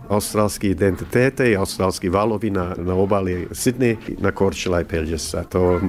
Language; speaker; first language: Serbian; early bilingual, heritage; English